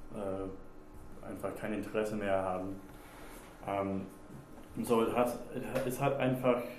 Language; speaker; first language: German; non-native, fluent; English